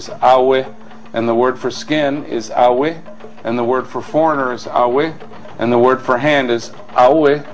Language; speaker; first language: English; native; English